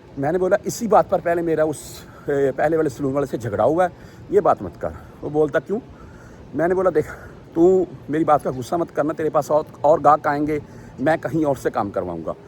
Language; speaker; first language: Urdu; non-native, local second language; Punjabi